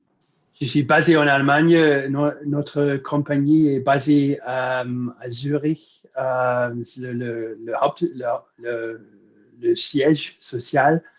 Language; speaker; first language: French; non-native, fluent; English